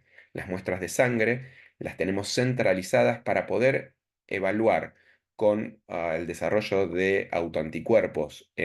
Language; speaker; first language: Spanish; native; Spanish